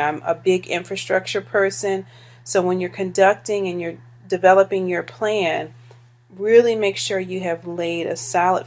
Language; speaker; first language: English; native; English